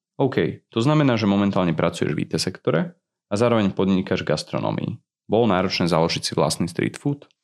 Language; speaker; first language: Slovak; native; Slovak